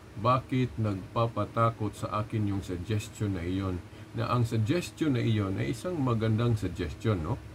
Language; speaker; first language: Filipino; non-native, local second language; Cebuano